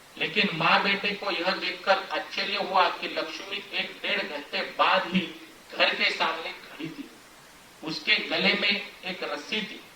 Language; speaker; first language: Hindi; non-native, local second language; Marathi